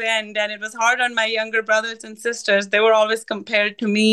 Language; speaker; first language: English; non-native, local second language; Punjabi